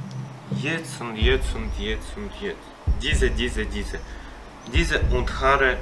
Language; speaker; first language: German; non-native, learner; Russian